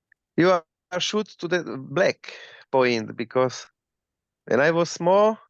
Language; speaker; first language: English; non-native, learner; Slovak